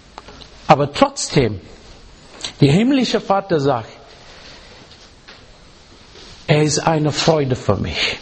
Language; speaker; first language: German; non-native, learner; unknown